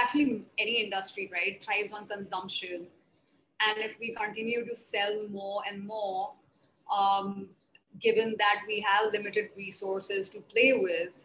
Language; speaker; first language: English; non-native, local second language; Hindi